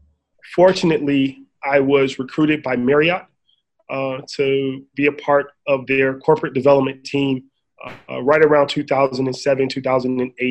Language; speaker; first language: English; native; English